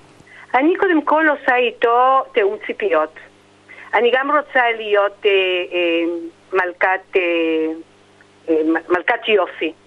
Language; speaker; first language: Hebrew; non-native, fluent; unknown